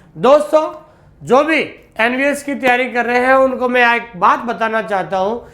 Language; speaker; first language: Hindi; native; Hindi